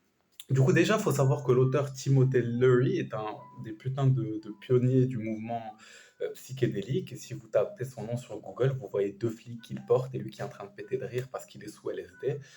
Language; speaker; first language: French; native; French